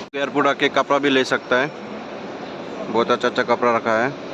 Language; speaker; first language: Hindi; non-native, local second language; Assamese